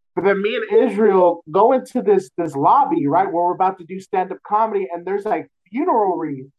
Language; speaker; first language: English; native; English